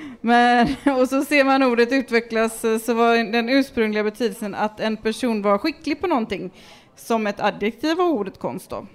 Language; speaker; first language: Swedish; native; Swedish